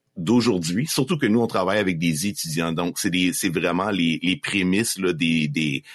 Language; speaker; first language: French; native; French